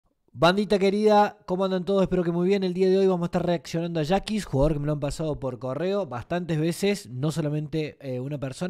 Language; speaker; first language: Spanish; native; Spanish